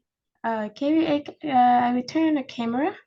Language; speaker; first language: English; non-native, learner; Vietnamese